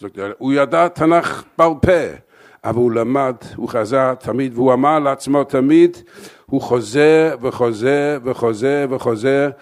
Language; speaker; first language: Hebrew; non-native, fluent; English